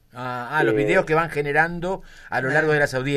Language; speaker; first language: Spanish; native; Spanish